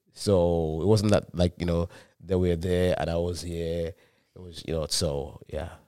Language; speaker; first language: English; non-native, local second language; Yoruba